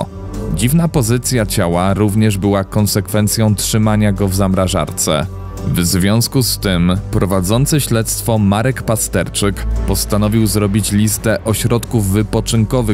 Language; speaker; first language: Polish; native; Polish